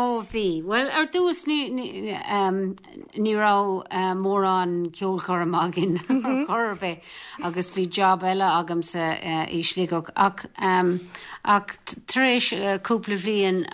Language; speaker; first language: Irish; non-native, local second language; English